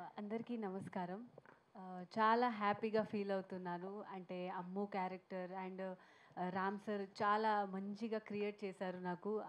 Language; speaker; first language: Telugu; non-native, fluent; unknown